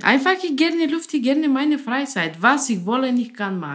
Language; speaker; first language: German; non-native, learner; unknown